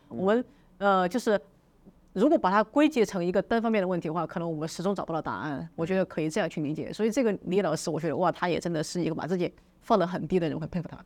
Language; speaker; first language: Chinese; native; Chinese